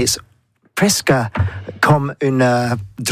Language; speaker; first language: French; non-native, learner; English